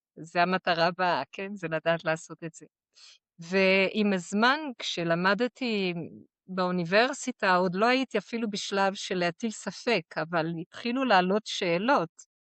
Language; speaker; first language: Hebrew; non-native, fluent; Portuguese